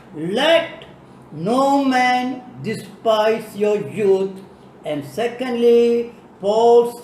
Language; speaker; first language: English; non-native, local second language; Tamil